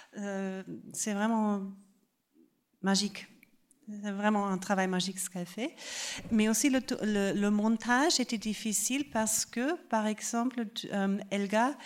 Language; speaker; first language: French; non-native, fluent; German